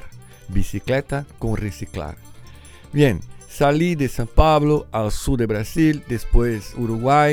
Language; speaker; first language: Spanish; non-native, fluent; Portuguese